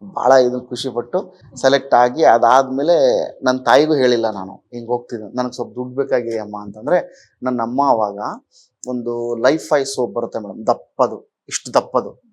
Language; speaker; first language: Kannada; native; Kannada